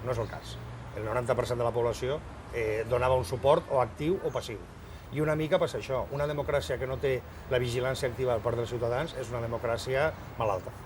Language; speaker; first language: Catalan; native; Catalan